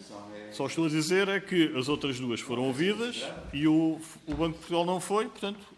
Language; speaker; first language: Portuguese; native; Portuguese